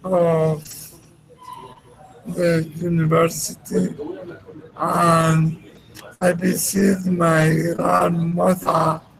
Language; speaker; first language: English; non-native, learner; Spanish